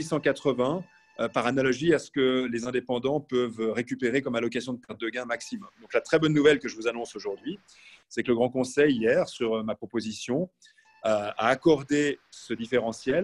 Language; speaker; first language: French; native; French